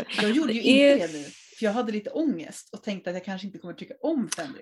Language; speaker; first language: Swedish; native; Swedish